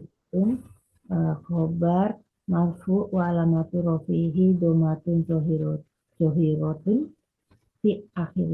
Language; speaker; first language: Arabic; non-native, learner; Indonesian